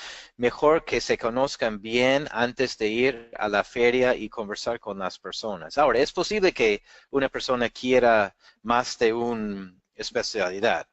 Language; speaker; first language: Spanish; non-native, fluent; English